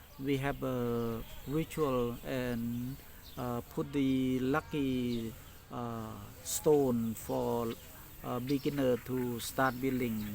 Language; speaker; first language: English; non-native, learner; Thai